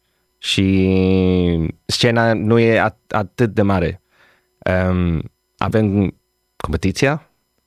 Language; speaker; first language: Romanian; non-native, learner; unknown